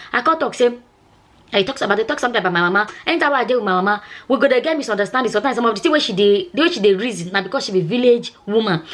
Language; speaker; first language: Nigerian Pidgin; non-native, local second language; Igbo